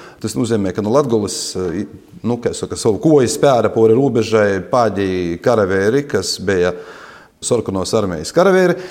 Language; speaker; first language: Latvian; native; Latvian